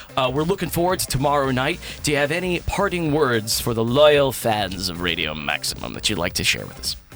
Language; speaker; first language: English; native; English